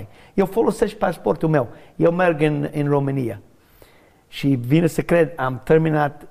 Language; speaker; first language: Romanian; non-native, learner; English